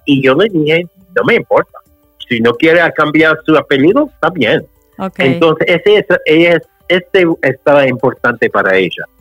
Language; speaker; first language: Spanish; non-native, learner; English